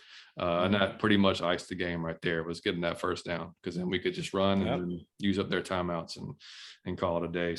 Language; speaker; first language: English; native; English